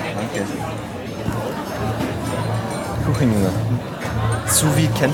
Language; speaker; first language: German; non-native, fluent; French